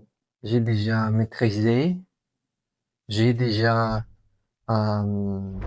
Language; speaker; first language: French; non-native, fluent; Russian